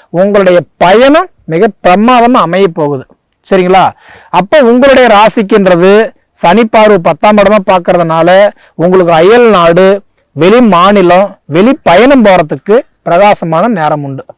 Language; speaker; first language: Tamil; native; Tamil